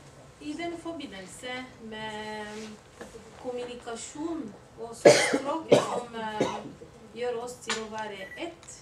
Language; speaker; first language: Norwegian; non-native, learner; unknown